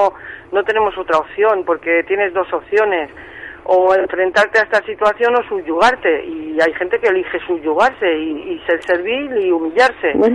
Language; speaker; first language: Spanish; native; Spanish